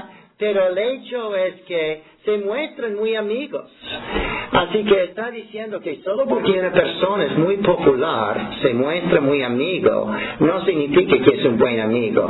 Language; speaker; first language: Spanish; non-native, fluent; English